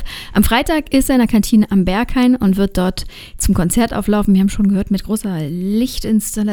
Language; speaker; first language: German; native; German